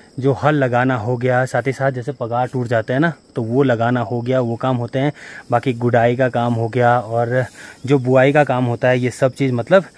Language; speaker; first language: Hindi; non-native, local second language; Garhwali